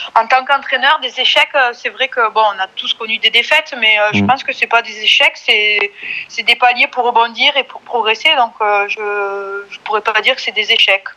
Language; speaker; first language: French; native; French